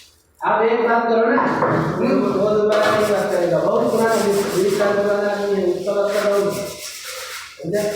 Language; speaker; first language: Hindi; non-native, learner; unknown